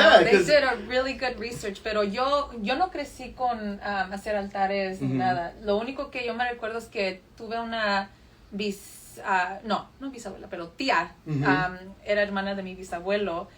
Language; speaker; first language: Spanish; early bilingual, heritage; Spanish